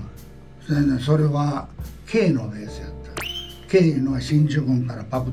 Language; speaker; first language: Japanese; native; Japanese